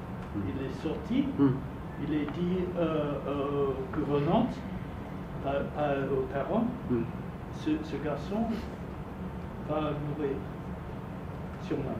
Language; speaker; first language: French; non-native, fluent; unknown